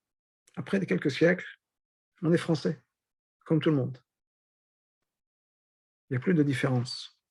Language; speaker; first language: French; native; French